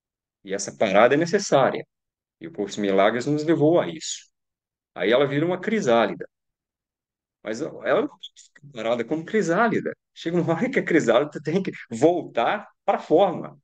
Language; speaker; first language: Portuguese; native; Portuguese